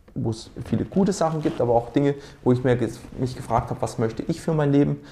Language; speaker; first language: German; native; German